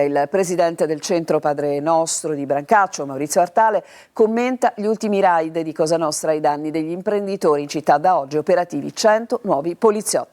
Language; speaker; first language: Italian; native; Italian